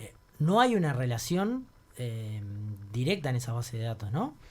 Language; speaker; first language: Spanish; native; Spanish